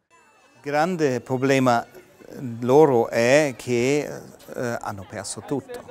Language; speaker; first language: Italian; non-native, fluent; German